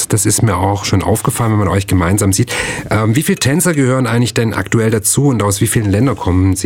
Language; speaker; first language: German; native; German